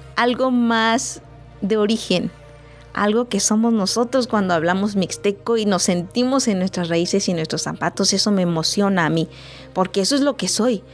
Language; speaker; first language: Spanish; non-native, local second language; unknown